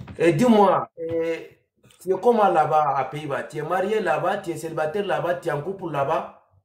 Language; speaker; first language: French; non-native, local second language; Bambara